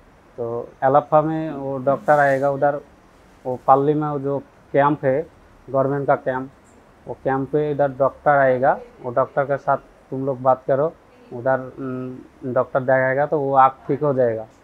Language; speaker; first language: Hindi; non-native, local second language; Bangla